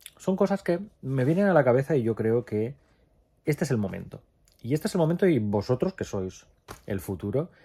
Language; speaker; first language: Spanish; native; Spanish